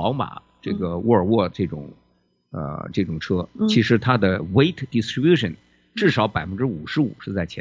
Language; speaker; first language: Chinese; native; Chinese